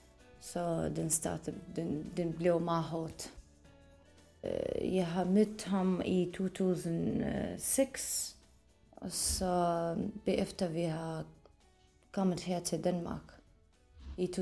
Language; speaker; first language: Danish; non-native, fluent; Arabic